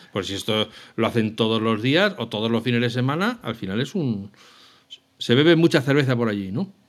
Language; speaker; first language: Spanish; native; Spanish